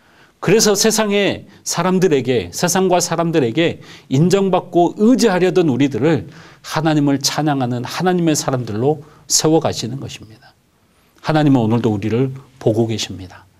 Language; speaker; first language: Korean; native; Korean